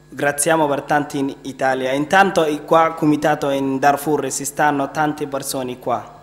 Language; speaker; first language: Italian; non-native, learner; Arabic